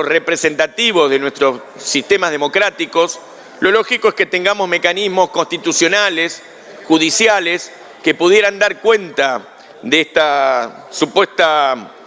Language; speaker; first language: Spanish; native; Spanish